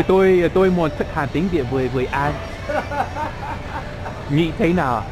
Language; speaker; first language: Vietnamese; non-native, learner; English